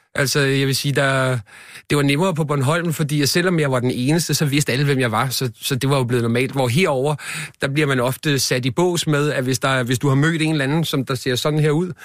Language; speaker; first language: Danish; early bilingual, other home language; Spanish